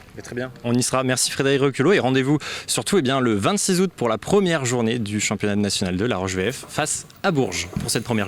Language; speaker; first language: French; native; French